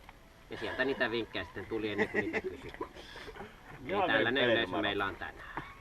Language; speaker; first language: Finnish; native; Finnish